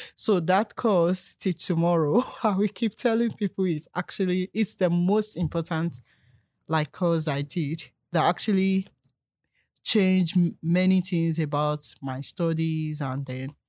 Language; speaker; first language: English; non-native, local second language; Yoruba